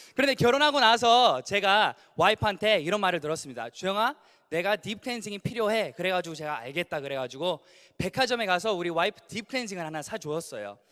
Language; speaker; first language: Korean; early bilingual, other home language; English